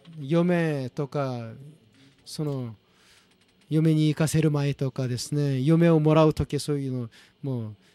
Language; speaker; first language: Japanese; non-native, fluent; Korean